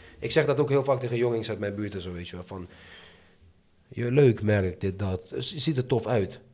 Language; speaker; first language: Dutch; early bilingual, other home language; Azerbaijani